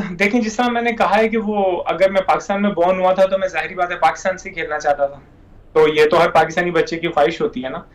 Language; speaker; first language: Hindi; non-native, local second language; Punjabi